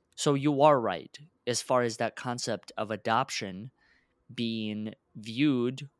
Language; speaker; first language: English; early bilingual, other home language; Russian